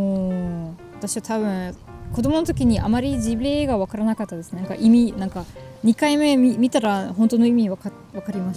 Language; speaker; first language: Japanese; non-native, learner; German